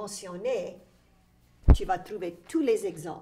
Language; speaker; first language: French; native; French